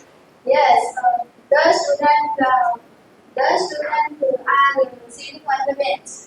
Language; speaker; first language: English; non-native, learner; Gujarati